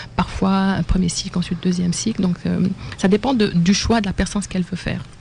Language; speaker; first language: French; non-native, local second language; Arabic